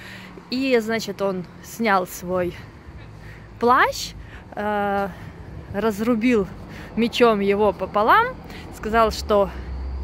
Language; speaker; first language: Russian; native; Russian